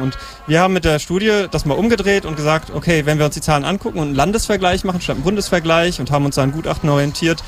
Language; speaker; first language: German; native; German